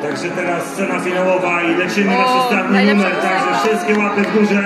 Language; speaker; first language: Polish; native; Polish